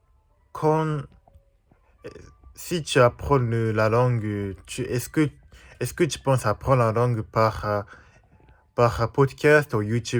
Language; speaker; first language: French; non-native, learner; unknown